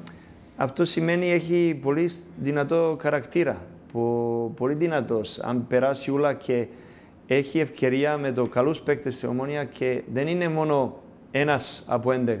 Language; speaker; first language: Greek; non-native, learner; Serbian